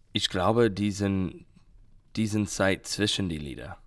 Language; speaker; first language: German; non-native, learner; English